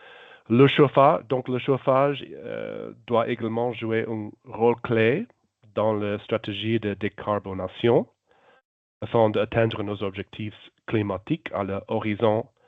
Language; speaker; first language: French; non-native, local second language; German